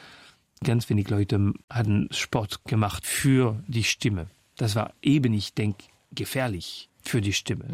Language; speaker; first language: German; non-native, fluent; French